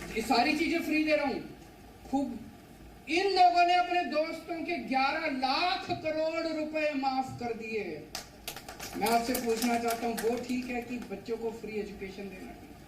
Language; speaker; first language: Hindi; native; Hindi